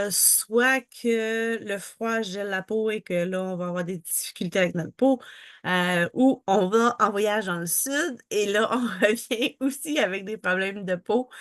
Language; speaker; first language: French; native; French